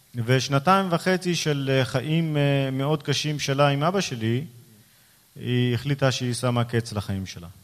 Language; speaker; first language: Hebrew; early bilingual, other home language; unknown